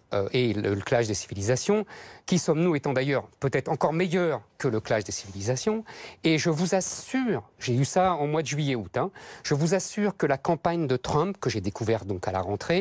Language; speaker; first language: French; native; French